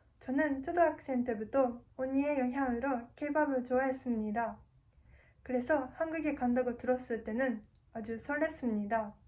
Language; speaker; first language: Korean; non-native, learner; Japanese